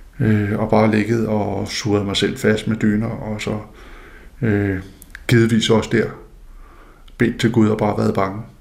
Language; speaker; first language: Danish; non-native, local second language; Faroese